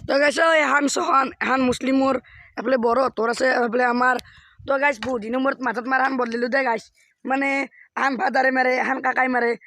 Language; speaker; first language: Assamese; non-native, local second language; Bangla